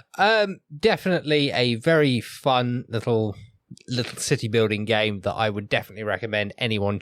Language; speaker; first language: English; native; English